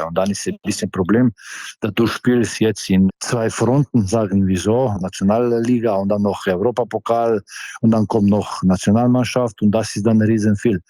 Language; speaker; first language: German; non-native, fluent; Slovenian